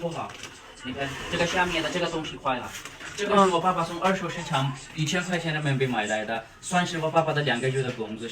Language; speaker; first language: Chinese; non-native, fluent; Punjabi